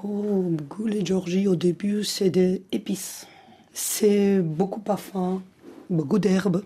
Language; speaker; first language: French; non-native, fluent; Georgian